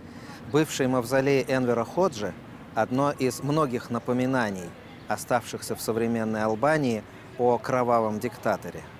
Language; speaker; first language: Russian; native; Russian